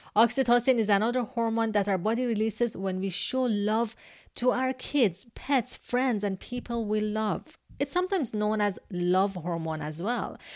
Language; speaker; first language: English; non-native, fluent; Persian